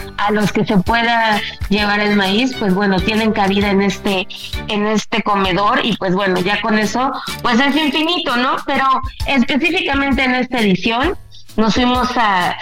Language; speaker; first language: Spanish; native; Spanish